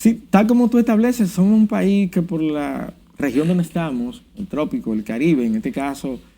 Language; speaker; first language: Spanish; native; Spanish